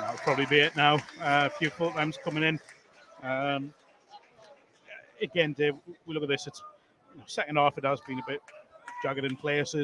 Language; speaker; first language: English; native; English